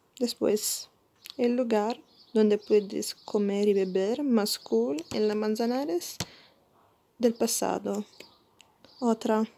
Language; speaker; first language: Spanish; non-native, learner; Italian